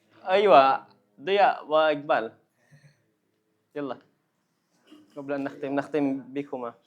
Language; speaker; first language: Arabic; non-native, fluent; Indonesian